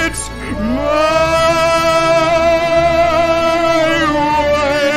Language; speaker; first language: English; native; English